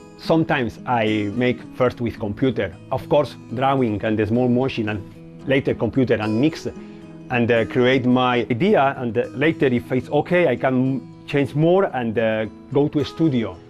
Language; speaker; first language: English; non-native, learner; Spanish